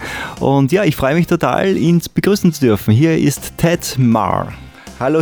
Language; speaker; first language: German; native; German